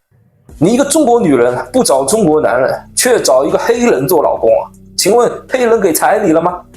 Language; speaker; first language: Chinese; native; Chinese